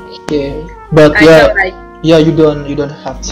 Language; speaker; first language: English; non-native, learner; Indonesian